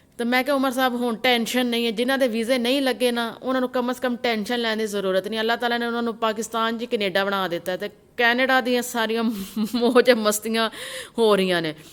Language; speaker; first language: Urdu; non-native, local second language; Punjabi